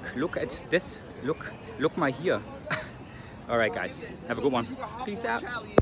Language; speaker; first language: English; non-native, fluent; German